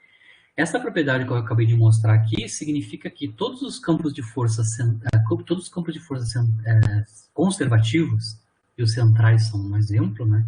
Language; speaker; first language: Portuguese; native; Portuguese